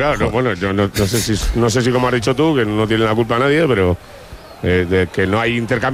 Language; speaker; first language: Spanish; native; Spanish